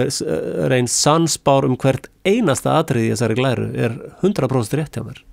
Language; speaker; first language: Icelandic; native; Icelandic